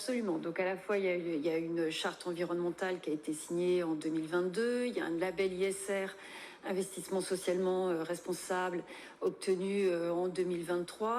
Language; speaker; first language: French; native; French